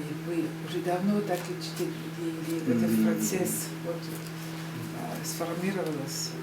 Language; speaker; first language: Russian; non-native, fluent; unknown